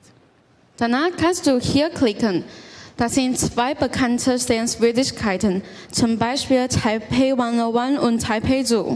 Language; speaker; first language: German; non-native, learner; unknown